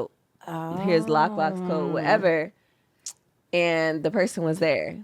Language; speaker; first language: English; native; English